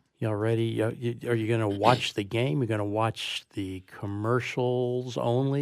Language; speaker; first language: English; native; English